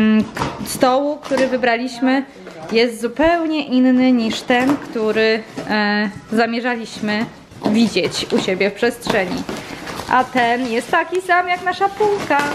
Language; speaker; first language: Polish; native; Polish